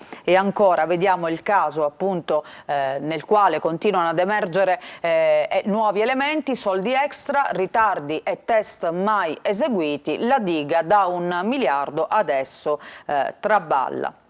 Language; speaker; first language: Italian; native; Italian